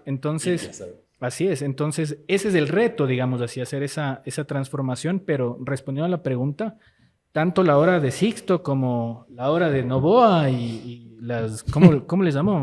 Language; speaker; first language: Spanish; native; Spanish